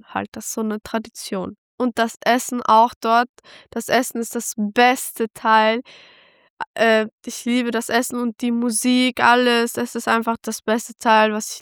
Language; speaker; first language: German; early bilingual, other home language; Pashto